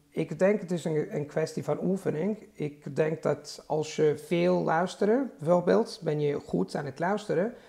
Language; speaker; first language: Dutch; non-native, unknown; Italian